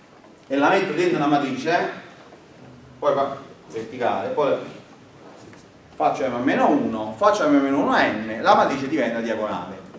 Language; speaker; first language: Italian; native; Italian